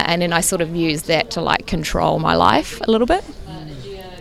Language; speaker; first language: English; native; English